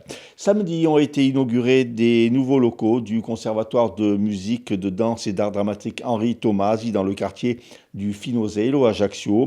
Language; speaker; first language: French; native; French